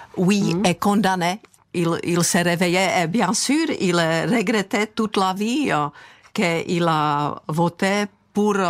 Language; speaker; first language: French; non-native, fluent; Czech